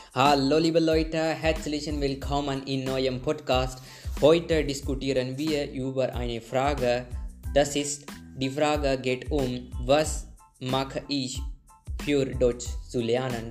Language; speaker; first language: German; non-native, learner; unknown